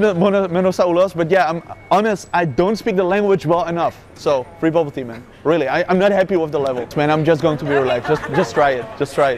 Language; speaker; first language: English; non-native, fluent; Dutch